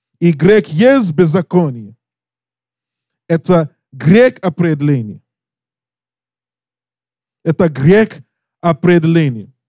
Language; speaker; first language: Russian; non-native, learner; English